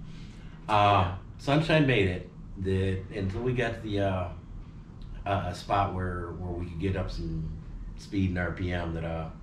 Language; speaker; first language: English; native; English